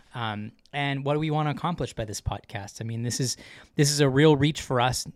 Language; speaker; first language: English; native; English